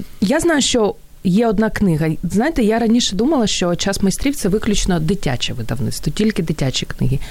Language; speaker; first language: Ukrainian; native; Ukrainian